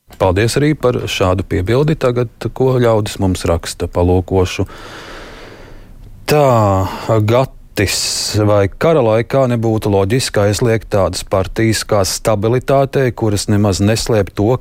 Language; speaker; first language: Latvian; native; Latvian